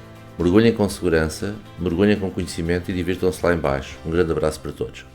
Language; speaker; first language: Portuguese; native; Portuguese